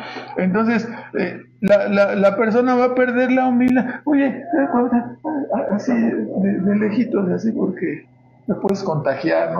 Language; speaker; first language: Spanish; native; Spanish